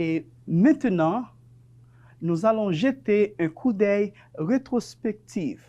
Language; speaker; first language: French; non-native, fluent; Spanish